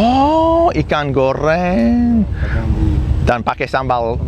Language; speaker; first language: Indonesian; non-native, learner; English